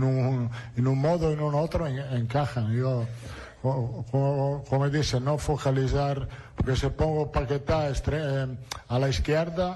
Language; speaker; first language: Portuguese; non-native, learner; Italian